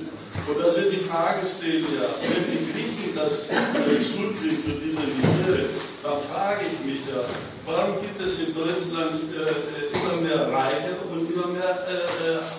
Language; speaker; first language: German; non-native, fluent; Greek